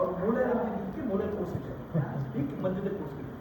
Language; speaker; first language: Kannada; native; Kannada